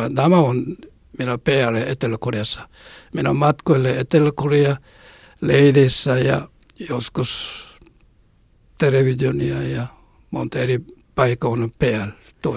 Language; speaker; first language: Finnish; non-native, learner; Korean